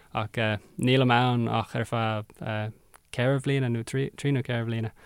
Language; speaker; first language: Irish; non-native, local second language; English